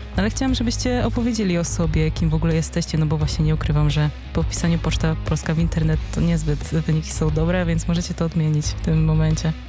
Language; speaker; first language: Polish; native; Polish